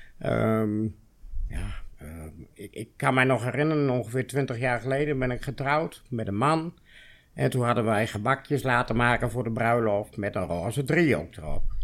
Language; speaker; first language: Dutch; native; Dutch